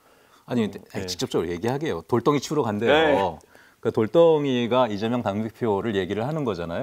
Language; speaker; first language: Korean; native; Korean